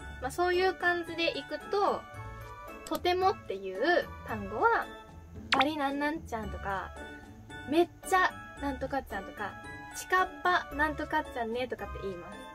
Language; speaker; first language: Japanese; native; Japanese